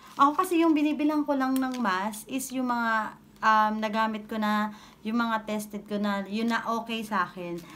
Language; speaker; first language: Filipino; native; Filipino